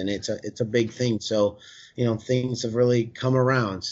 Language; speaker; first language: English; native; English